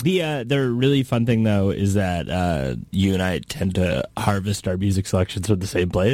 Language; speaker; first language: English; native; English